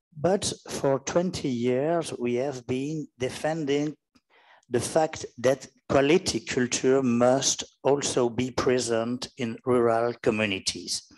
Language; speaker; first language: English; non-native, learner; French